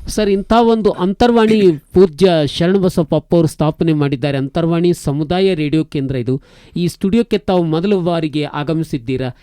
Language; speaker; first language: Kannada; native; Kannada